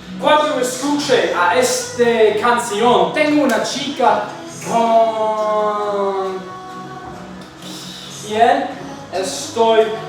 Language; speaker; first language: Spanish; non-native, learner; English